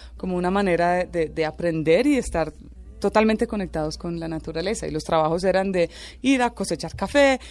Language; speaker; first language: Spanish; native; Spanish